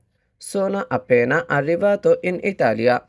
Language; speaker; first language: Italian; non-native, fluent; Bangla